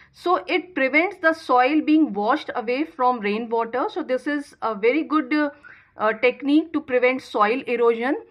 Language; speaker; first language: English; non-native, local second language; Hindi